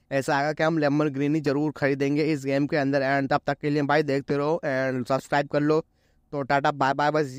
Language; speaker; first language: Hindi; native; Hindi